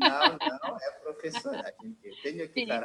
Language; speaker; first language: Portuguese; non-native, learner; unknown